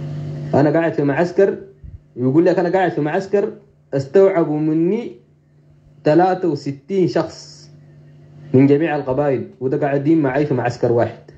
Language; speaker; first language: Arabic; native; Arabic